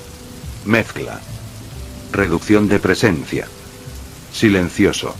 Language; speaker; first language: Spanish; native; Spanish